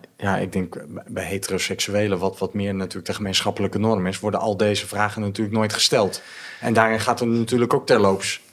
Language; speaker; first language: Dutch; native; Dutch